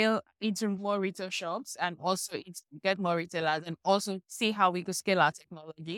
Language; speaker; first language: English; non-native, local second language; Yoruba